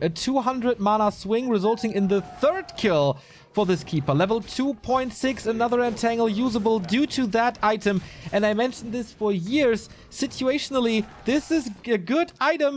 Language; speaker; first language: English; non-native, fluent; German